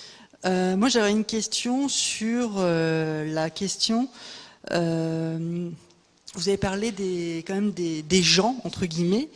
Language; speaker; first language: French; native; French